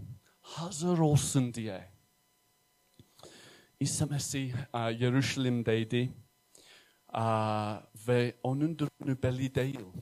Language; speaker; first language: Turkish; non-native, fluent; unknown